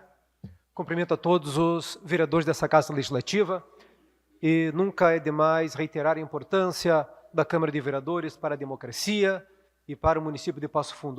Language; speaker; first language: Portuguese; native; Portuguese